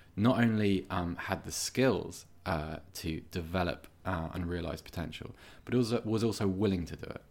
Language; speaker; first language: English; native; English